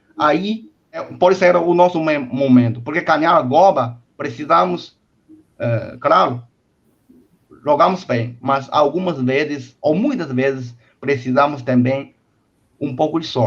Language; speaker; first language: Portuguese; non-native, fluent; Chinese